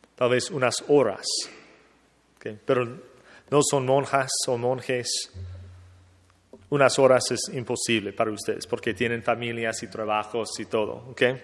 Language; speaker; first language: Spanish; non-native, fluent; English